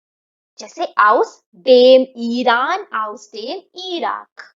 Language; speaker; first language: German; non-native, fluent; Hindi